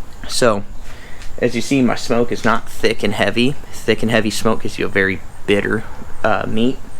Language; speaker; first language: English; native; English